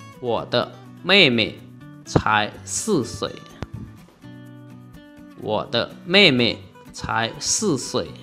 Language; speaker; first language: Chinese; non-native, fluent; Lao